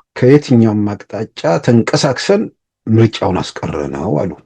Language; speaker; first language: Amharic; native; Amharic